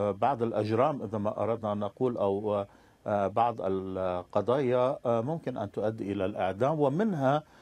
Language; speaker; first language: Arabic; non-native, fluent; Persian